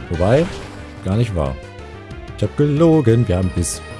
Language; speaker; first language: German; native; German